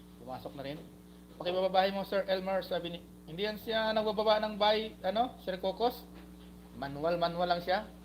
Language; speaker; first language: Filipino; non-native, local second language; Hiligaynon